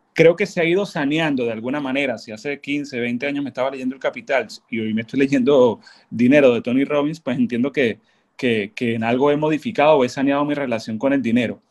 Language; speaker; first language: Spanish; native; Spanish